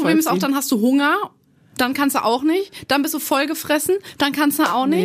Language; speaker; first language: German; native; German